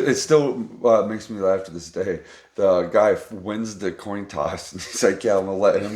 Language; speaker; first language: English; native; English